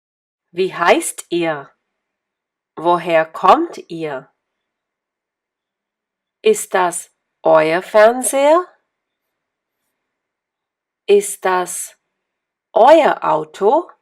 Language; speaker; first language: German; non-native, fluent; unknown